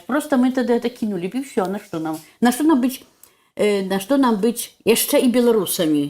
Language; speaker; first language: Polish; non-native, local second language; Belarusian